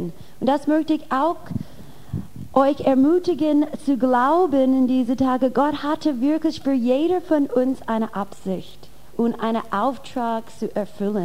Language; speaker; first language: German; non-native, fluent; English